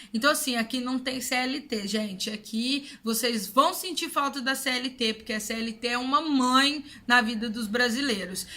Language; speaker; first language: Portuguese; native; Portuguese